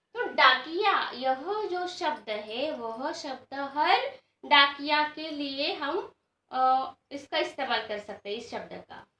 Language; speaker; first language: Hindi; non-native, local second language; Marathi